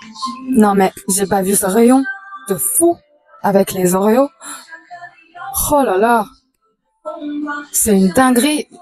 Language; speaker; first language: French; non-native, fluent; Chinese